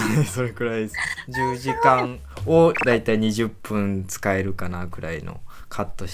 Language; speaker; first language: Japanese; native; Japanese